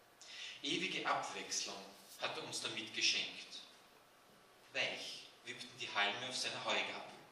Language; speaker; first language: German; native; German